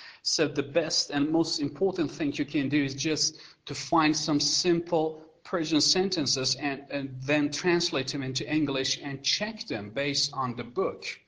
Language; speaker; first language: English; non-native, fluent; Persian